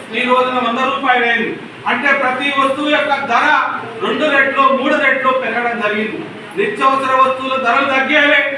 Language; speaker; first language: Telugu; native; Telugu